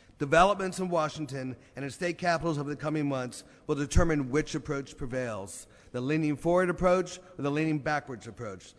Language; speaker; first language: English; native; English